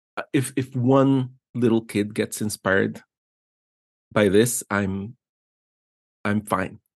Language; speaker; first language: English; non-native, fluent; Spanish